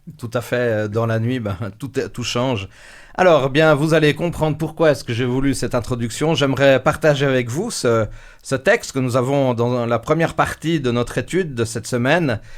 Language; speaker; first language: French; native; French